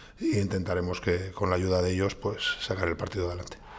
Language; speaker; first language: Spanish; native; Spanish